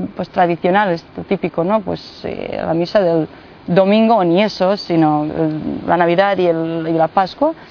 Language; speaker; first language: Spanish; non-native, fluent; Bosnian